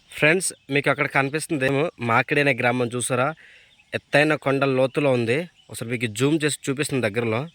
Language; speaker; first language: Telugu; non-native, local second language; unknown